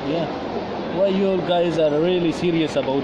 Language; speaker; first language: English; non-native, fluent; Pashto